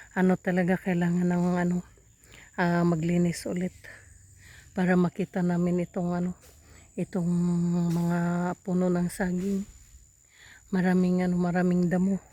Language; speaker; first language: Filipino; non-native, local second language; Waray